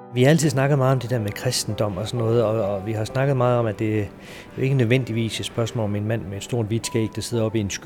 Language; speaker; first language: Danish; native; Danish